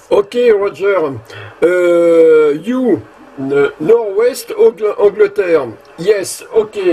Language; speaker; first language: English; non-native, learner; French